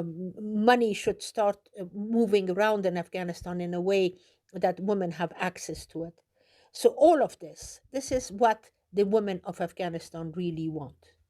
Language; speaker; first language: English; non-native, fluent; Persian